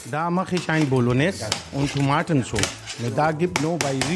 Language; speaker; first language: German; non-native, learner; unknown